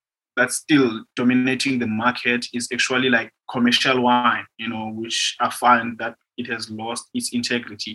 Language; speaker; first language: English; non-native, local second language; Xhosa